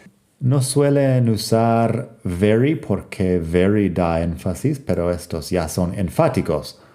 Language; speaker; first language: Spanish; non-native, fluent; English